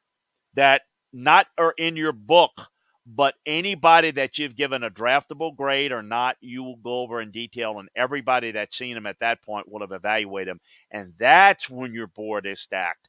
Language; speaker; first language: English; native; English